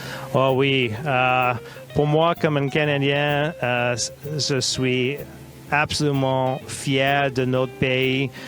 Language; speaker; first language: French; non-native, learner; English